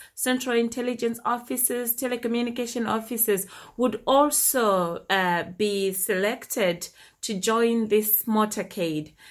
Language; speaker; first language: English; non-native, local second language; Shona